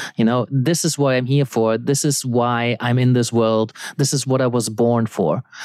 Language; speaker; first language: English; non-native, fluent; German